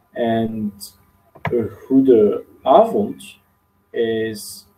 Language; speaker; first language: English; non-native, fluent; Dutch